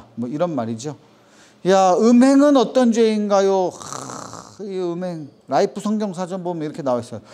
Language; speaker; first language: Korean; native; Korean